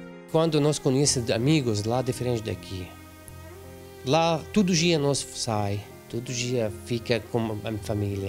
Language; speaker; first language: Portuguese; non-native, learner; Arabic